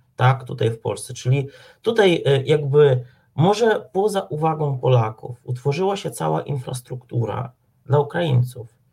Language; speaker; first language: Polish; non-native, fluent; Ukrainian